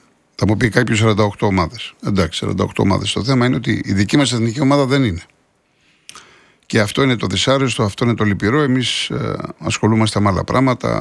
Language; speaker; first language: Greek; native; Greek